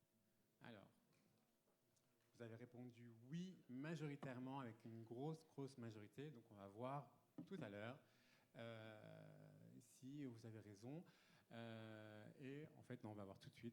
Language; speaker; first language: French; native; French